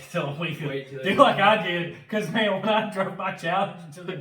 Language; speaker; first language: English; native; English